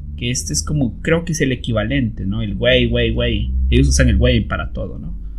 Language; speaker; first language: Spanish; native; Spanish